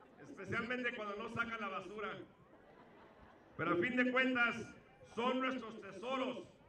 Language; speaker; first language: Spanish; native; Spanish